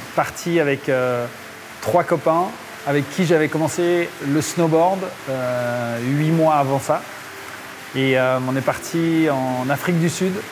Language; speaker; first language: French; native; French